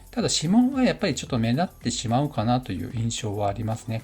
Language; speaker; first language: Japanese; native; Japanese